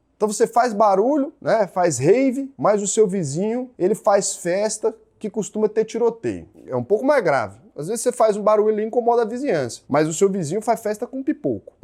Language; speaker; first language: Portuguese; native; Portuguese